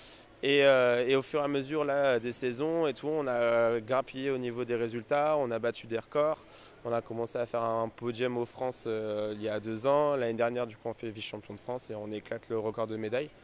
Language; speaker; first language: French; native; French